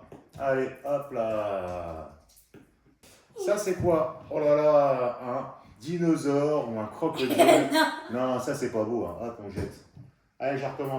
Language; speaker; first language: French; native; French